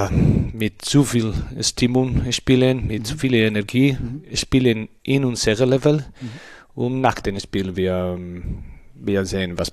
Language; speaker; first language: German; non-native, learner; Spanish